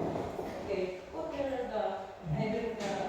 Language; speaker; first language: English; non-native, local second language; Filipino